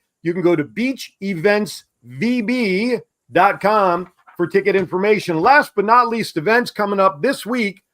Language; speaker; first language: English; native; English